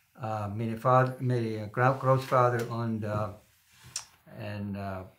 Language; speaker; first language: English; non-native, learner; German